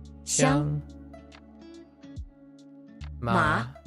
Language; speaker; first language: Chinese; non-native, learner; English